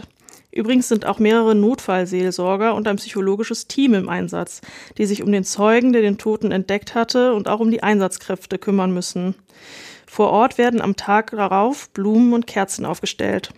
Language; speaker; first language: German; native; German